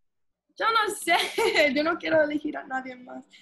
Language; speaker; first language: Spanish; early bilingual, heritage; English